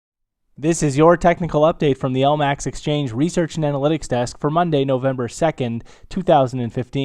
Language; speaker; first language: English; native; English